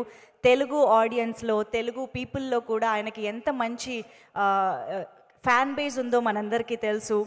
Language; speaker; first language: Telugu; native; Telugu